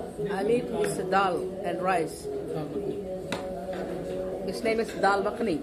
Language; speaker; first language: English; non-native, learner; Hindi